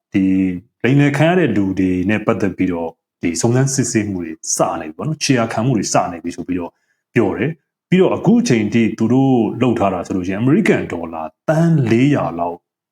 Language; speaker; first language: Burmese; native; Burmese